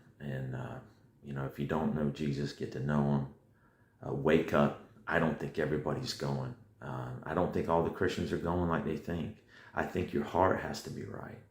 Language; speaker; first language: English; native; English